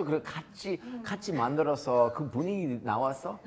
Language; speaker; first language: Korean; non-native, fluent; English